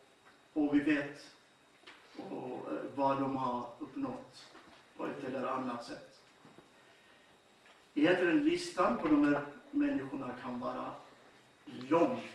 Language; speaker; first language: Swedish; non-native, fluent; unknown